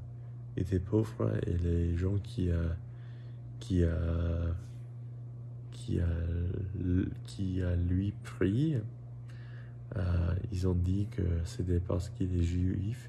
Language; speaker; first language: French; non-native, learner; English